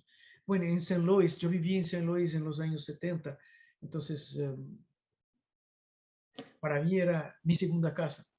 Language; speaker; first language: Spanish; non-native, fluent; Portuguese